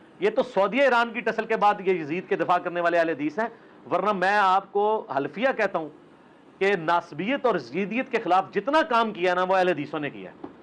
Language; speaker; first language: Urdu; non-native, local second language; Punjabi